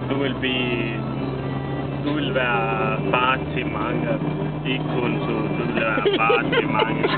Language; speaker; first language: Danish; non-native, learner; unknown